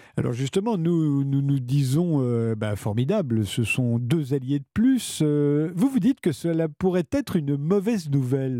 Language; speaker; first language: French; native; French